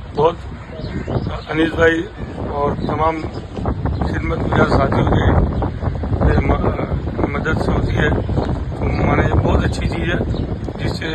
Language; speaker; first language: Urdu; non-native, local second language; Gujarati